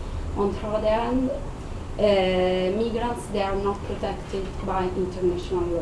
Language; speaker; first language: English; non-native, fluent; Italian